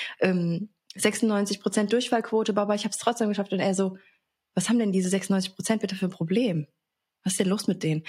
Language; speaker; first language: German; early bilingual, other home language; Arabic